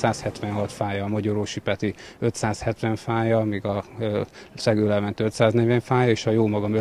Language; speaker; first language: Hungarian; native; Hungarian